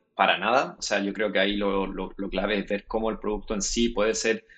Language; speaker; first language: Spanish; native; Spanish